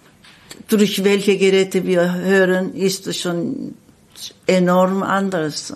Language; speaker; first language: German; non-native, fluent; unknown